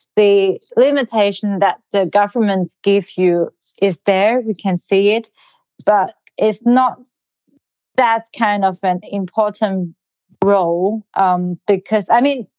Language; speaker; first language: English; non-native, local second language; Cantonese